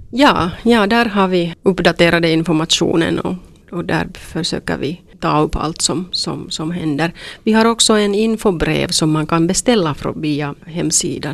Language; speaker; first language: Swedish; non-native, local second language; Finnish